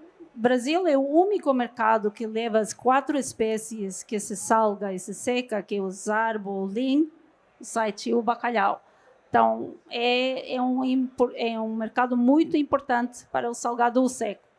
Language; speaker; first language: Portuguese; non-native, fluent; Norwegian